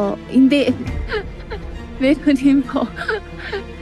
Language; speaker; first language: Filipino; non-native, learner; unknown